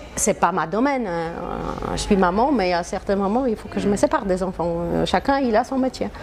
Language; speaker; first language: French; non-native, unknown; Polish